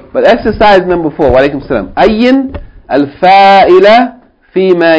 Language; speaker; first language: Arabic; non-native, fluent; English